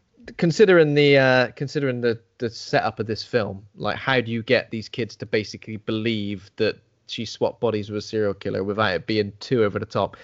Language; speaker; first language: English; native; English